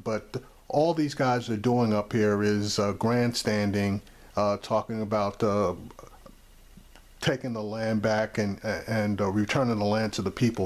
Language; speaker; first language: English; native; English